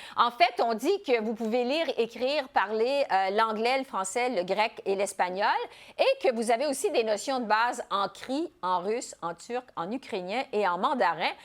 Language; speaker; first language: French; native; French